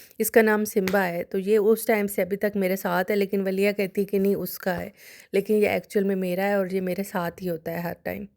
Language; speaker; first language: Urdu; non-native, local second language; Punjabi